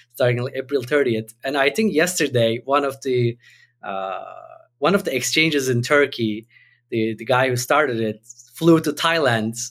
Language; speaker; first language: English; non-native, fluent; Turkish